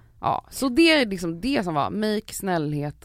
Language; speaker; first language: Swedish; native; Swedish